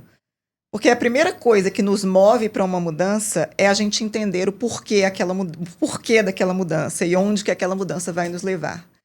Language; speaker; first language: Portuguese; native; Portuguese